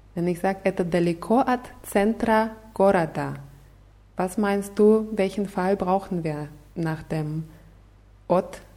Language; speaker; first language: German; non-native, fluent; Russian